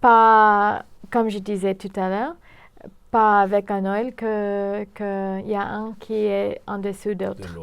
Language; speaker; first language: French; non-native, fluent; English